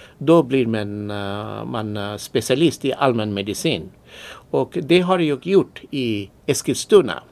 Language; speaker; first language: Swedish; non-native, fluent; Bangla